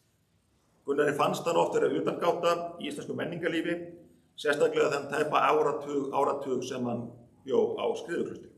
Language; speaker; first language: Icelandic; native; Icelandic